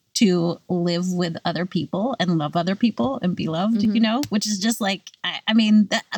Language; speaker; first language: English; native; English